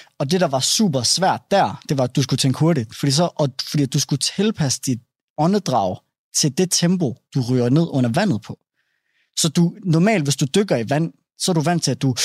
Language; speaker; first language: Danish; early bilingual, other home language; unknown